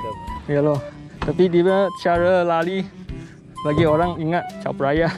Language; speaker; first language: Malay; non-native, local second language; Chinese